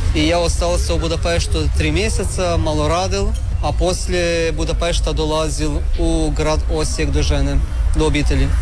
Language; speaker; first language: Serbian; non-native, learner; Ukrainian